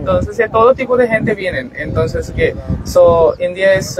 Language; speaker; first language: Spanish; non-native, learner; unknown